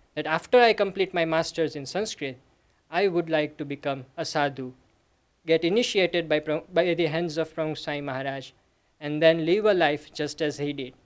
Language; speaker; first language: English; non-native, local second language; Gujarati